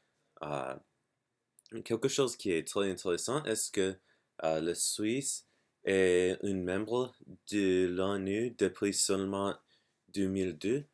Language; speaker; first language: French; non-native, learner; English